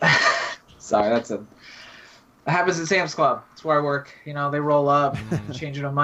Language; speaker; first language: English; native; English